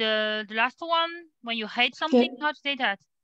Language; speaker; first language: English; non-native, learner; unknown